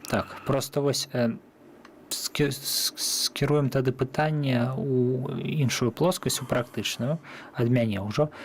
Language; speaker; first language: Belarusian; native; Belarusian